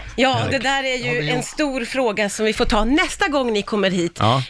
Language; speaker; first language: Swedish; native; Swedish